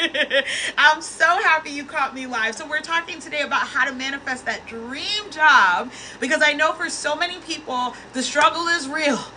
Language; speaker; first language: English; native; English